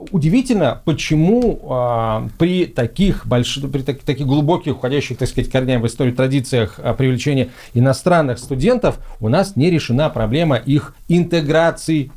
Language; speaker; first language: Russian; native; Russian